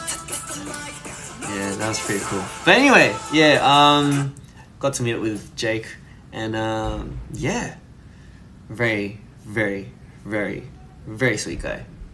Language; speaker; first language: English; early bilingual, other home language; Korean